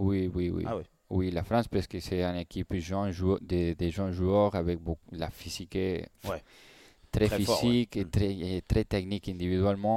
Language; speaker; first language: French; non-native, learner; Spanish